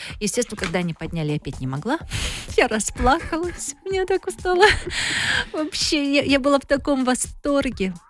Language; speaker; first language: Russian; native; Russian